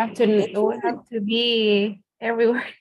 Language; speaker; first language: English; non-native, learner; Spanish